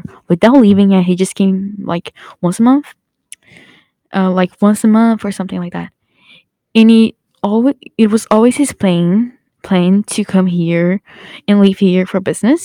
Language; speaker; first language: English; early bilingual, other home language; Portuguese